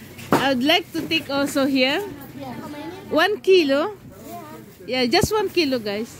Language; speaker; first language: English; non-native, learner; Filipino